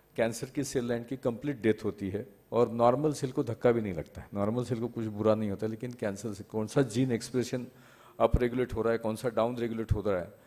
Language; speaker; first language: Hindi; non-native, local second language; Marathi